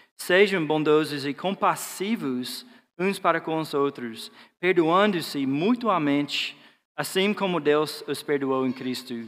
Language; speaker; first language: Portuguese; non-native, fluent; English